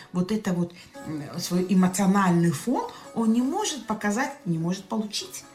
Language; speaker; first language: Russian; non-native, local second language; Tajik